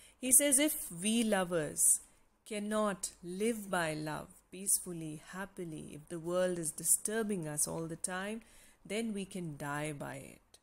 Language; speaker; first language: English; non-native, local second language; Punjabi